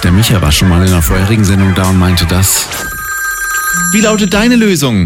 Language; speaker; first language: German; native; German